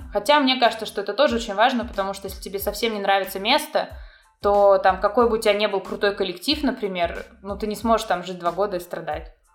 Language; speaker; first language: Russian; native; Russian